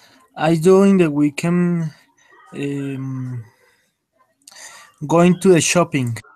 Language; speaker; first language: English; non-native, learner; Spanish